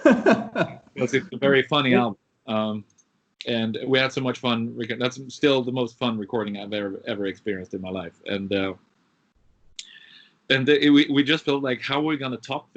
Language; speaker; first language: English; non-native, fluent; Swedish